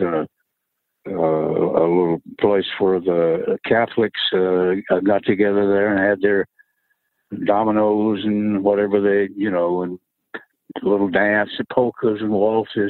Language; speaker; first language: English; native; English